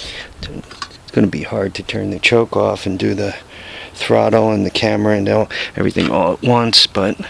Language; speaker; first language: English; native; English